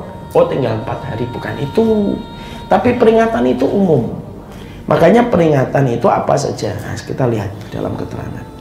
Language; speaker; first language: Indonesian; native; Indonesian